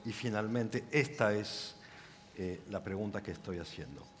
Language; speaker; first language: Spanish; non-native, fluent; French